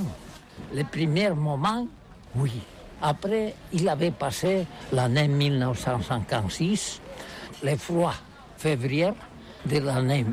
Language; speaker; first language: French; non-native, learner; Catalan